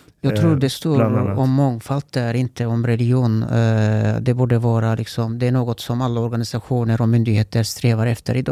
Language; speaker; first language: Swedish; early bilingual, other home language; Turkish